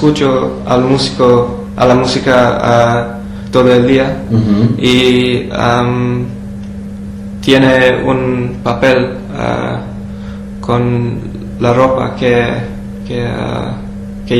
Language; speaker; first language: Spanish; non-native, learner; English